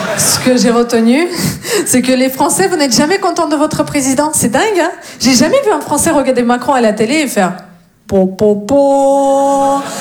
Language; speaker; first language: French; non-native, fluent; Russian